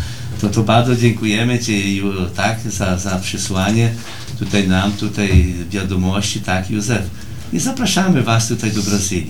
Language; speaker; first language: Polish; early bilingual, heritage; Portuguese